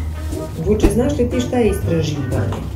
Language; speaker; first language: Serbian; native; Serbian